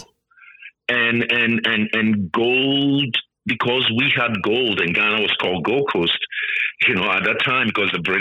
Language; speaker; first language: English; non-native, local second language; Akan